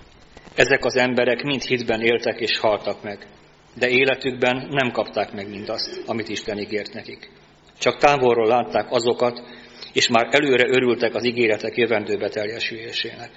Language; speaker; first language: Hungarian; native; Hungarian